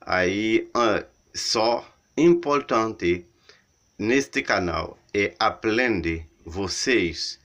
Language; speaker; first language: Portuguese; non-native, learner; Haitian Creole